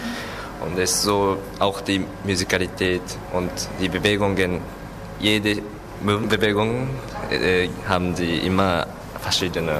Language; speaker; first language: German; non-native, learner; Japanese